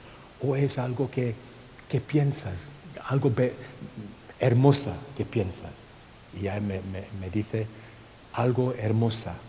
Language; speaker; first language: Spanish; non-native, fluent; Thai